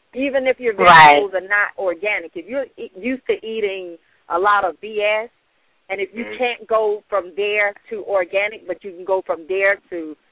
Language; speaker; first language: English; native; English